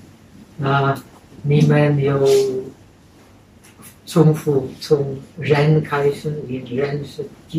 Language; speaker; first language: Chinese; non-native, fluent; Czech